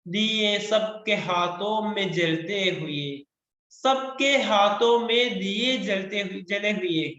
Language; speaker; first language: Hindi; non-native, local second language; Malayalam